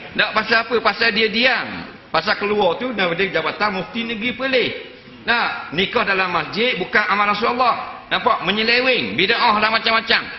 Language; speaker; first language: Malay; native; Malay